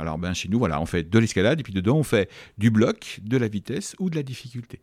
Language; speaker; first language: French; native; French